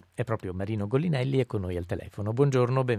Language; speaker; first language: Italian; native; Italian